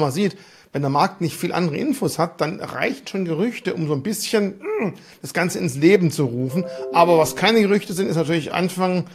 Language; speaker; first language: German; native; German